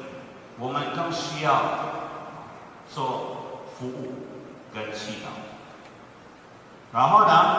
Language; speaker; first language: Chinese; non-native, fluent; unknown